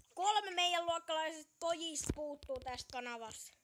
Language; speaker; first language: Finnish; native; Finnish